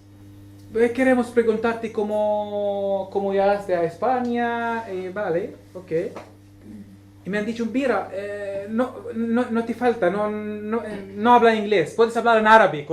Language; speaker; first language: Spanish; non-native, learner; Arabic